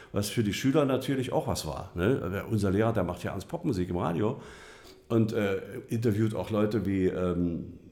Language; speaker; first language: German; native; German